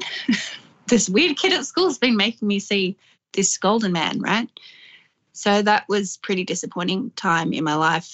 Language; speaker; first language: English; native; English